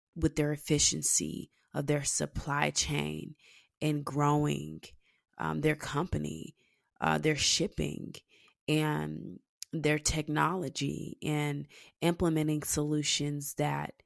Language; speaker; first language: English; native; English